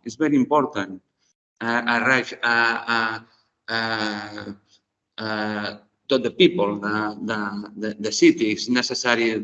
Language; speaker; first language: English; non-native, learner; Spanish